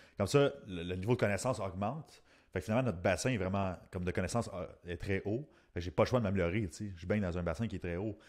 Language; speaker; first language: French; native; French